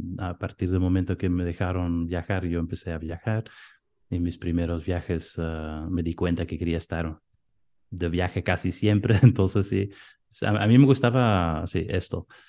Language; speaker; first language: Spanish; non-native, fluent; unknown